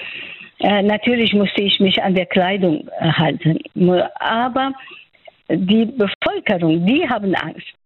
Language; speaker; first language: German; non-native, fluent; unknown